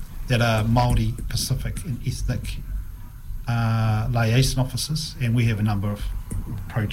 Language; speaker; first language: English; native; English